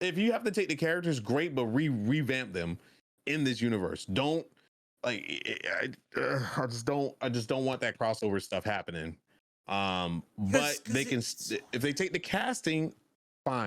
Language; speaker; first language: English; native; English